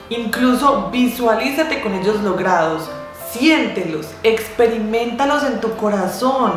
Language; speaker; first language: Spanish; native; Spanish